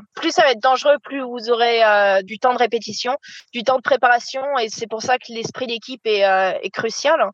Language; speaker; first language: French; native; French